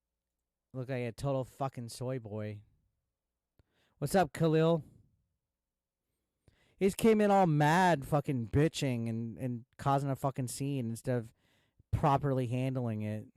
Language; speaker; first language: English; native; English